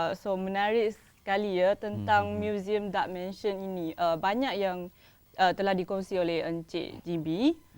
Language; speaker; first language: Malay; non-native, local second language; Chinese